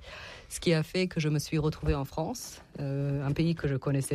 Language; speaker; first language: French; non-native, fluent; Serbian